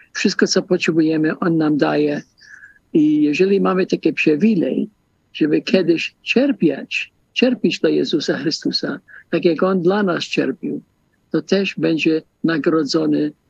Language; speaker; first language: Polish; early bilingual, heritage; Polish